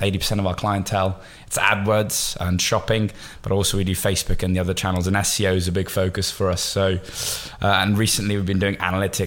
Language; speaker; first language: English; native; English